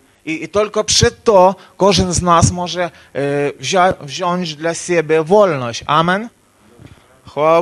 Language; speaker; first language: Polish; non-native, learner; Ukrainian